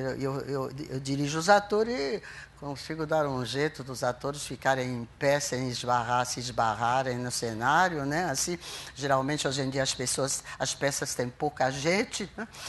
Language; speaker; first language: Portuguese; non-native, fluent; French